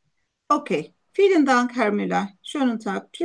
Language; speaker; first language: German; non-native, learner; Turkish